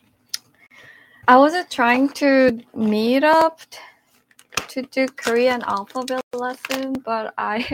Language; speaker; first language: English; non-native, fluent; Korean